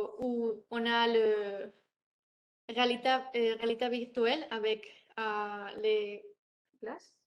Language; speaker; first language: French; non-native, learner; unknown